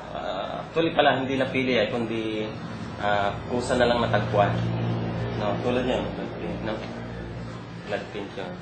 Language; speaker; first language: Filipino; native; Filipino